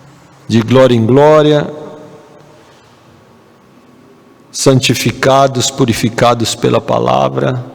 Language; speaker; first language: Portuguese; native; Portuguese